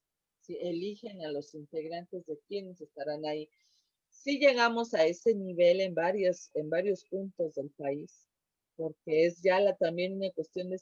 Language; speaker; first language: Spanish; native; Spanish